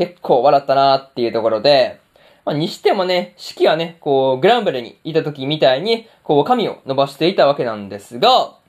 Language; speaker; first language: Japanese; native; Japanese